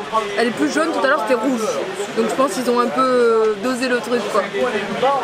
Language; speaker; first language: French; native; French